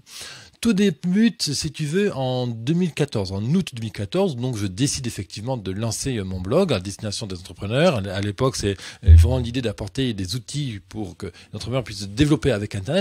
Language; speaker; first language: French; native; French